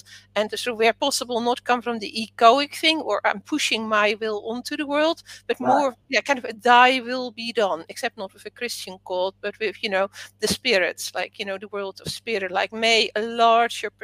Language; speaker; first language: English; non-native, fluent; Dutch